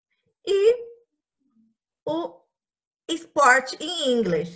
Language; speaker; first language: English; non-native, learner; Portuguese